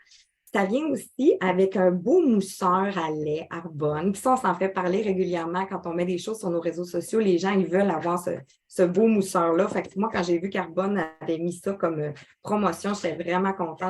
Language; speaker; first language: French; native; French